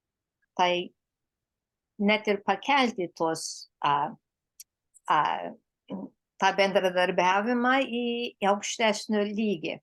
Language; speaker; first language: Lithuanian; early bilingual, heritage; Lithuanian